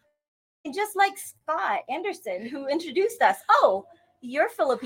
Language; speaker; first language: English; non-native, local second language; Bikol